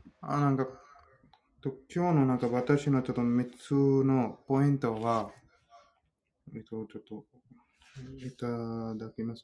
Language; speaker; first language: Japanese; non-native, fluent; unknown